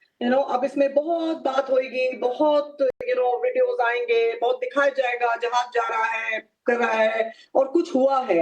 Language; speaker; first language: Hindi; native; Hindi